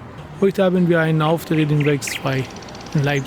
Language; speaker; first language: German; non-native, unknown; Persian